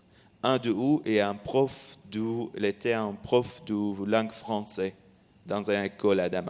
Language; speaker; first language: French; non-native, learner; Arabic